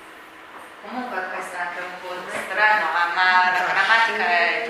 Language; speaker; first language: Italian; non-native, fluent; Chinese